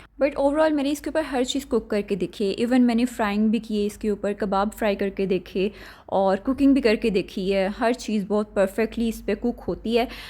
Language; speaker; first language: Urdu; native; Urdu